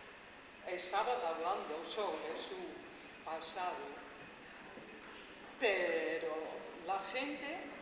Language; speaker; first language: Spanish; non-native, fluent; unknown